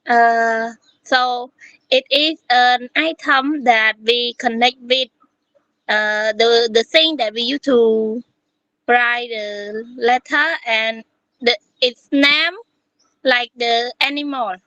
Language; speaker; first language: English; non-native, learner; Khmer